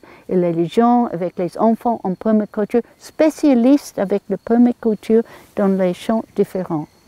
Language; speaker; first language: French; non-native, learner; English